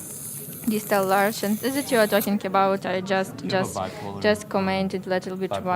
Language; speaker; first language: English; non-native, learner; Ukrainian